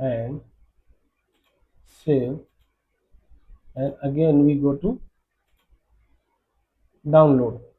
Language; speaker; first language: English; non-native, local second language; Hindi